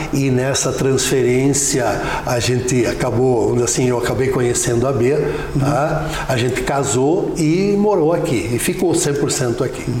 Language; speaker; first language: Portuguese; non-native, local second language; Venetian